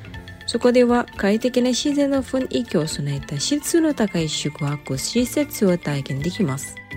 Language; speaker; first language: Japanese; non-native, fluent; Indonesian